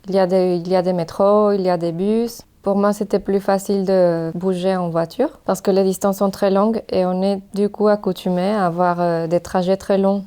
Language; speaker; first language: French; non-native, fluent; Spanish